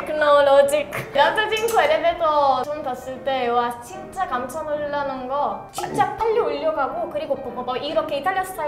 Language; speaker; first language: Korean; non-native, learner; Italian